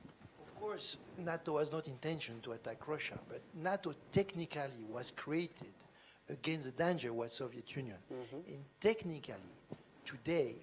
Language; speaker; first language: English; non-native, learner; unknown